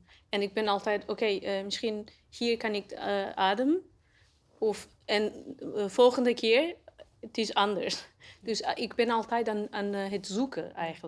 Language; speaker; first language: Dutch; non-native, learner; Portuguese